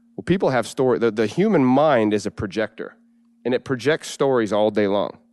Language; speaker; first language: English; native; English